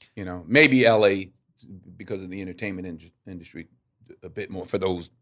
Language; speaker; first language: English; native; English